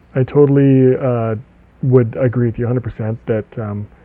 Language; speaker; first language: English; native; English